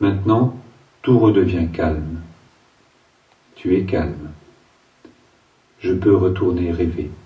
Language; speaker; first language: French; native; French